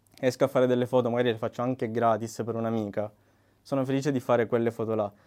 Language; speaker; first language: Italian; native; Italian